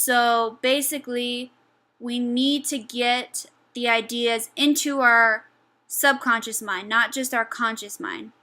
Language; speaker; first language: English; native; English